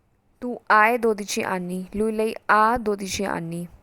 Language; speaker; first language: Italian; non-native, fluent; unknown